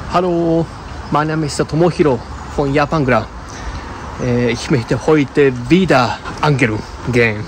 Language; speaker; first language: German; non-native, learner; Japanese